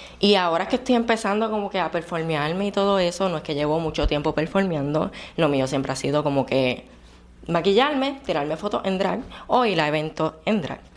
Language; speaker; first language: Spanish; native; Spanish